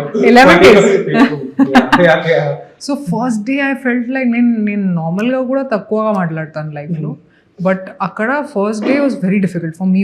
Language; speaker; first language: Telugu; non-native, fluent; Hindi